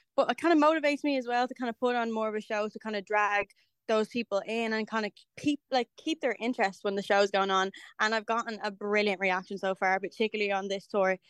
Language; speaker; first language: English; native; English